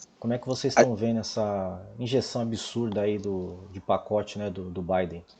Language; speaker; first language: Portuguese; native; Portuguese